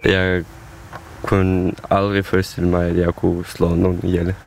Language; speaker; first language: Danish; non-native, fluent; Ukrainian